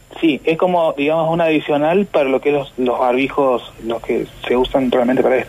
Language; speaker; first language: Spanish; native; Spanish